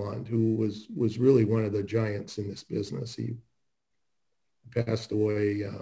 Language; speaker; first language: English; native; English